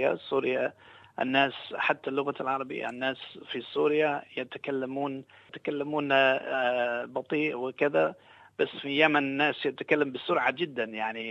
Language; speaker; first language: Arabic; non-native, fluent; English